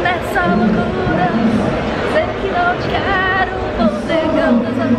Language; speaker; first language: Portuguese; native; Portuguese